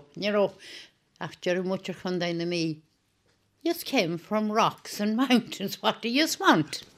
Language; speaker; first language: Irish; native; Irish